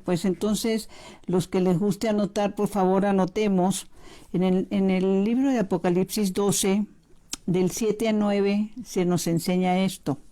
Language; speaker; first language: Spanish; native; Spanish